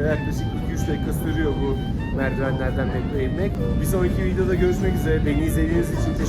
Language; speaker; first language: Turkish; native; Turkish